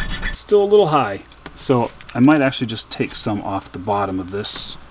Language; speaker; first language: English; native; English